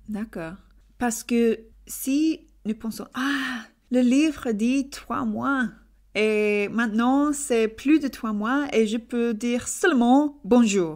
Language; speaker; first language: French; non-native, learner; English